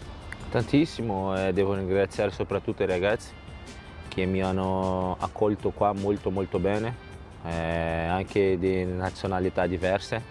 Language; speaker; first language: Italian; non-native, fluent; Portuguese